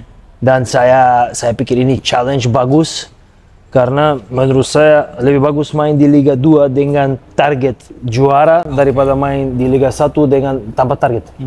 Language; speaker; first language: Indonesian; non-native, fluent; Serbian